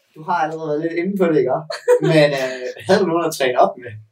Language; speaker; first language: Danish; native; Danish